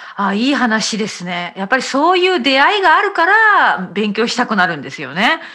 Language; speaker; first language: Japanese; native; Japanese